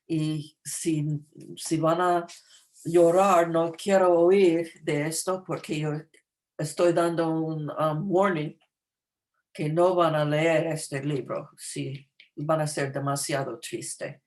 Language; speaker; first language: Spanish; non-native, fluent; English